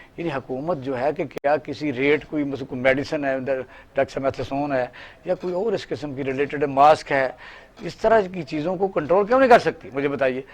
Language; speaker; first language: Urdu; non-native, local second language; Punjabi